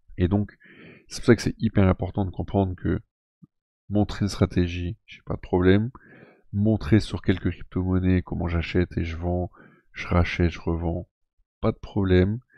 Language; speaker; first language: French; native; French